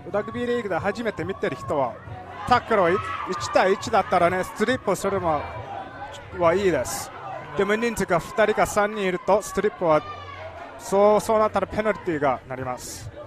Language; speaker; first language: Japanese; non-native, learner; English